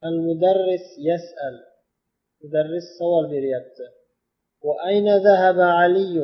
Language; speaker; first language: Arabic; non-native, fluent; Uzbek